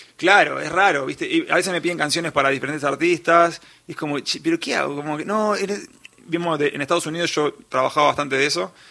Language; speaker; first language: Spanish; native; Spanish